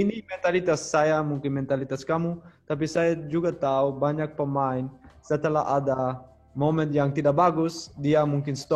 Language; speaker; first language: Indonesian; non-native, learner; Dutch